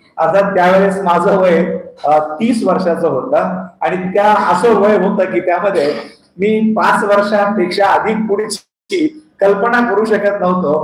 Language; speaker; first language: Marathi; non-native, fluent; English